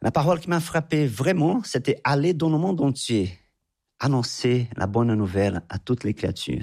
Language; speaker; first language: French; non-native, fluent; Portuguese